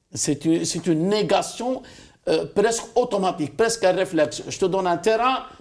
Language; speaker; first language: French; non-native, local second language; Arabic